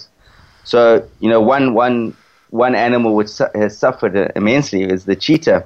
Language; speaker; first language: English; native; English